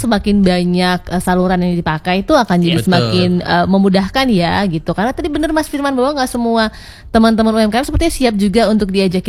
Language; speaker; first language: Indonesian; native; Indonesian